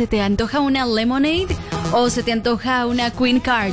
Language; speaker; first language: Spanish; native; Spanish